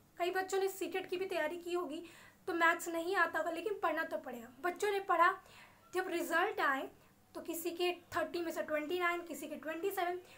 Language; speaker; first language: Hindi; native; Hindi